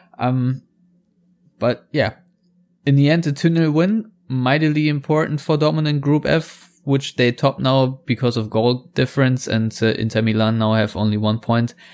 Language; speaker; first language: English; non-native, fluent; German